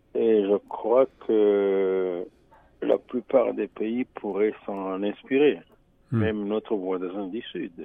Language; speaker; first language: French; non-native, local second language; Rundi